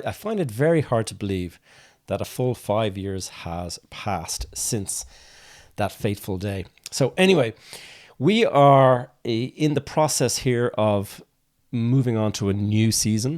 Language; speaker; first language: English; native; English